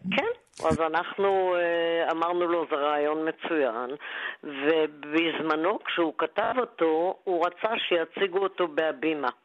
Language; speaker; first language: Hebrew; early bilingual, other home language; German